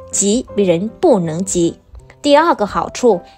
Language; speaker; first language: Chinese; non-native, fluent; Vietnamese